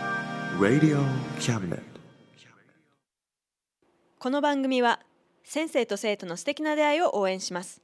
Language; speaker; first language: Japanese; native; Japanese